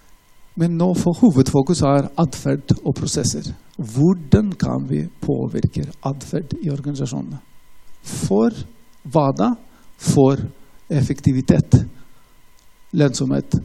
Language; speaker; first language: Norwegian; non-native, fluent; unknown